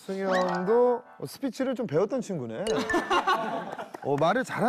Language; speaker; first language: Korean; native; Korean